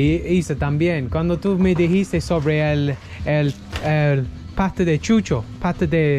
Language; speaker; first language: Spanish; non-native, learner; English